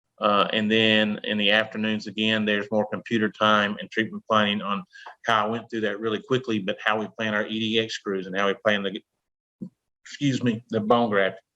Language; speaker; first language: English; native; English